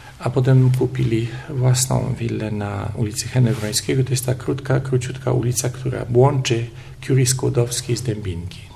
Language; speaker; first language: Polish; native; Polish